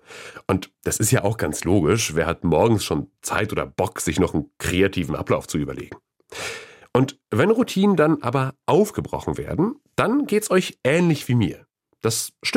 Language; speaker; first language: German; native; German